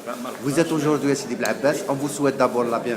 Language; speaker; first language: French; non-native, local second language; Arabic